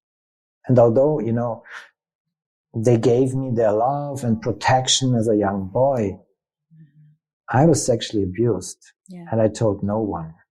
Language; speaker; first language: English; non-native, fluent; German